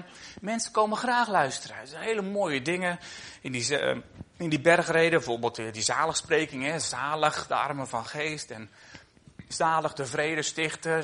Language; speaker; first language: Dutch; native; Dutch